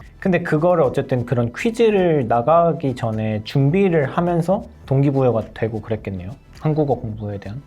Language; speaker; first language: Korean; native; Korean